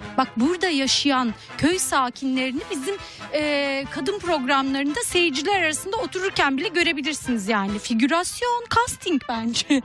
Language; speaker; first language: Turkish; native; Turkish